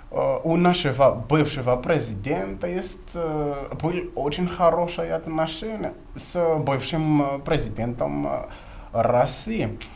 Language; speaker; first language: Russian; non-native, fluent; Malagasy